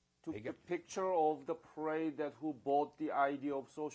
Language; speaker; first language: English; non-native, fluent; Korean